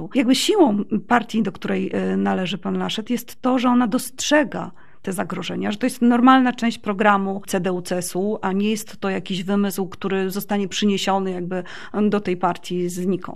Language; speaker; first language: Polish; native; Polish